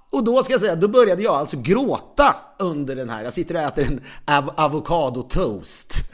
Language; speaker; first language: Swedish; native; Swedish